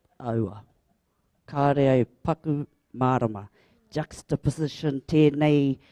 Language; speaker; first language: Māori; non-native, local second language; English